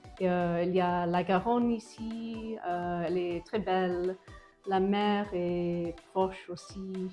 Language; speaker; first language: French; non-native, fluent; English